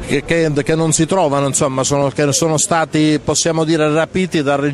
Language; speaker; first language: Italian; native; Italian